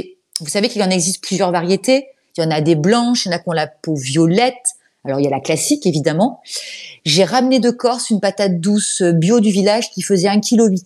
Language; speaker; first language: French; native; French